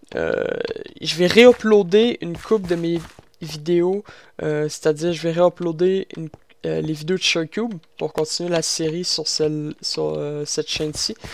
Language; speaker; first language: French; native; French